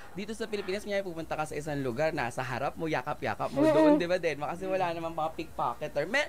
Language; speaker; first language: Filipino; native; Filipino